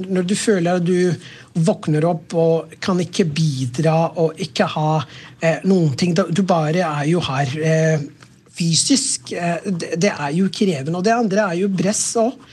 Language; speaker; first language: Norwegian; non-native, fluent; Somali